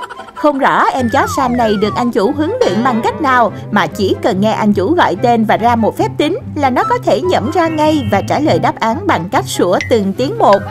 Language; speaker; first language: Vietnamese; native; Vietnamese